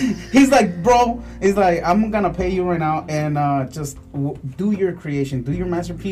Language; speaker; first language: English; early bilingual, other home language; Spanish